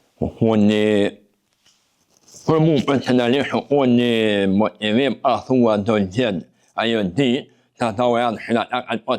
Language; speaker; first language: Albanian; native; Albanian